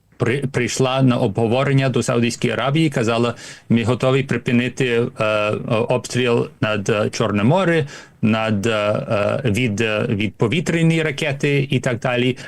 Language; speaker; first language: Ukrainian; early bilingual, heritage; Ukrainian